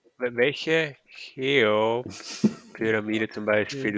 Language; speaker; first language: German; native; German